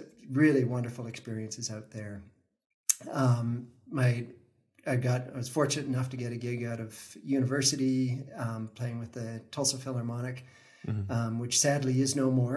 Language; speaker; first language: English; native; English